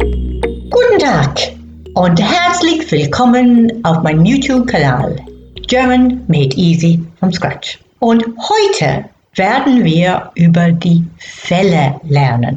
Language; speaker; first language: German; non-native, fluent; English